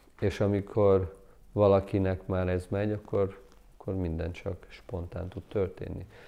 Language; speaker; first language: Hungarian; native; Hungarian